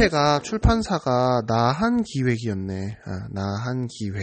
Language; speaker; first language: Korean; native; Korean